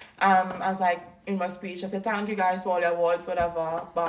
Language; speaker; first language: English; native; English